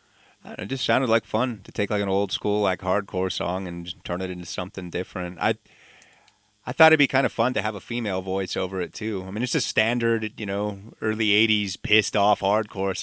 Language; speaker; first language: English; native; English